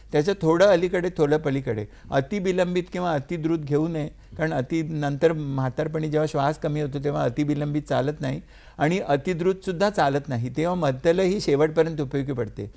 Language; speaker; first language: Marathi; native; Marathi